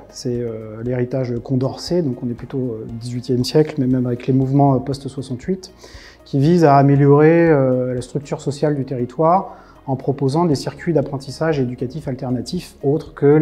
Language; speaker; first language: French; native; French